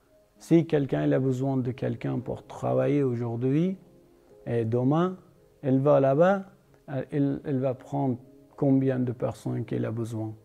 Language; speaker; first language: French; non-native, learner; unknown